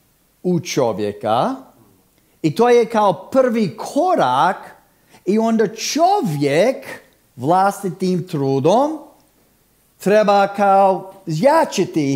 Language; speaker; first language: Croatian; non-native, fluent; English